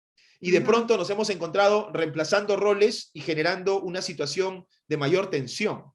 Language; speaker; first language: Spanish; native; Spanish